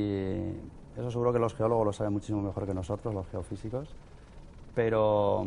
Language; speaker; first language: Spanish; native; Spanish